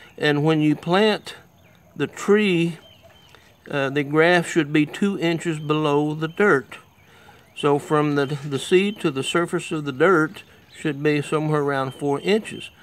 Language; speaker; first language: English; native; English